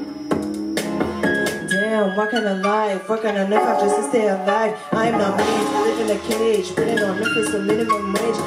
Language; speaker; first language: English; non-native, fluent; French